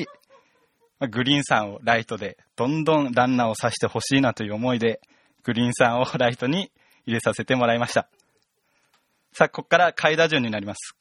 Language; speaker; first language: Japanese; native; Japanese